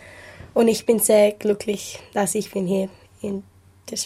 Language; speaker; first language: German; non-native, learner; English